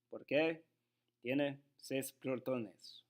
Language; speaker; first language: Spanish; non-native, learner; English